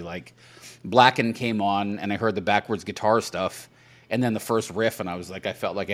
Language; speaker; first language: English; native; English